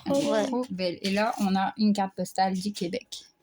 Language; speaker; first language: French; native; French